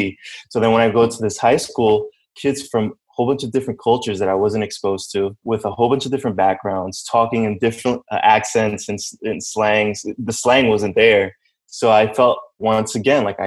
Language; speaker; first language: English; early bilingual, other home language; Spanish